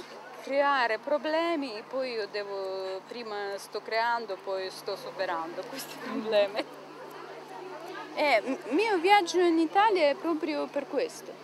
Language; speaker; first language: Italian; non-native, learner; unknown